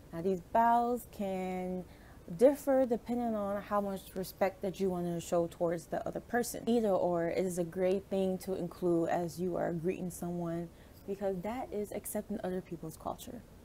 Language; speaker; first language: English; native; English